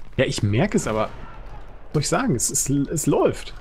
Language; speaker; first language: German; native; German